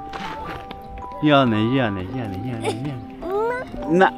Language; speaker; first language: Korean; native; Korean